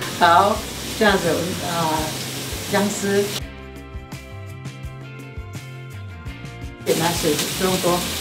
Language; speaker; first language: Chinese; native; Chinese